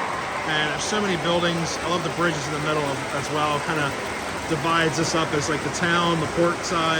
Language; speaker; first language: English; native; English